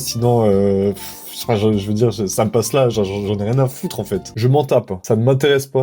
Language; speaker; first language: French; native; French